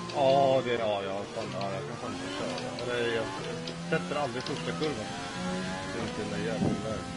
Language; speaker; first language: Swedish; native; Swedish